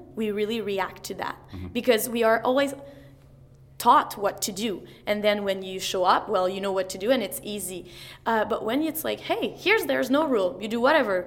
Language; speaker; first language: English; non-native, fluent; French